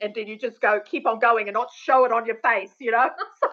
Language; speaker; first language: English; native; English